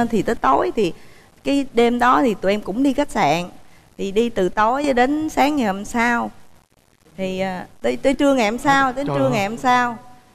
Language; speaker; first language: Vietnamese; native; Vietnamese